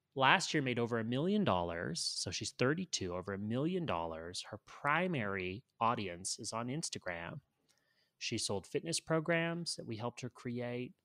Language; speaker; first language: English; native; English